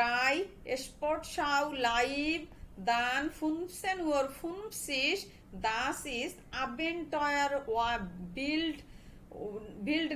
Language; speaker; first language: German; non-native, learner; Bangla